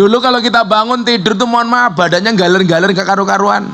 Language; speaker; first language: Indonesian; non-native, local second language; Javanese